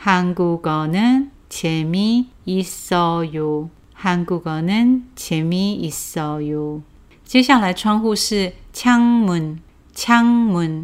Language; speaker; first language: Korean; non-native, fluent; Chinese